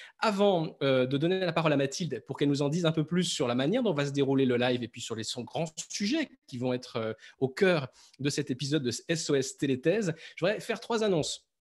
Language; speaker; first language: French; native; French